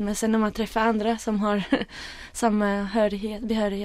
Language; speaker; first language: Swedish; early bilingual, other home language; Arabic